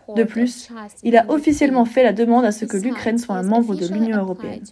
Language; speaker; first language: French; non-native, fluent; Ukrainian